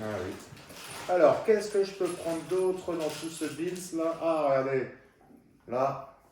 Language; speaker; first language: French; native; French